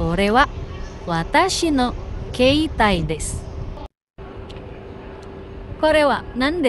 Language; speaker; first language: Japanese; non-native, fluent; Indonesian